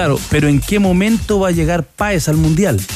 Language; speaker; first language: Spanish; native; Spanish